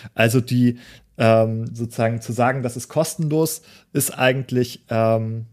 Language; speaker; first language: German; native; German